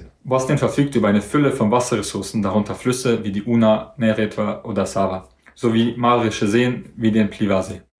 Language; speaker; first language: German; native; German